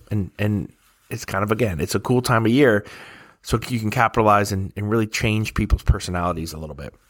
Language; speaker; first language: English; native; English